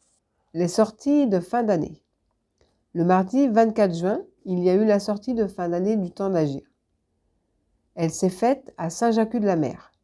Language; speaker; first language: French; native; French